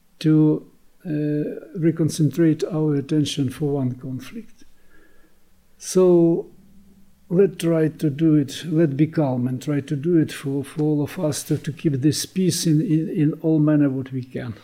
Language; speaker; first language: English; non-native, learner; Ukrainian